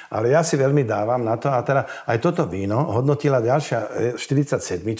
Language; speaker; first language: Slovak; native; Slovak